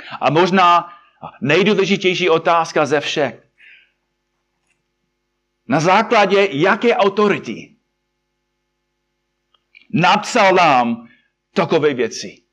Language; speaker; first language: Czech; non-native, fluent; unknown